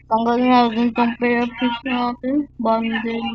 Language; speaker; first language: Filipino; native; Filipino